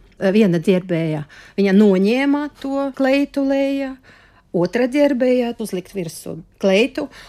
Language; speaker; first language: Latvian; non-native, local second language; Russian